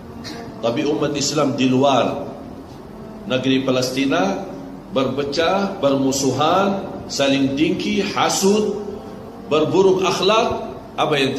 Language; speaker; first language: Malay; non-native, fluent; Arabic